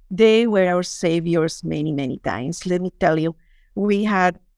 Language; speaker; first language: English; non-native, fluent; Spanish